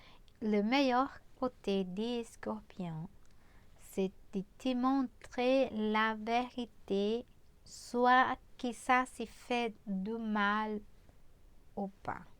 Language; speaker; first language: French; non-native, fluent; Portuguese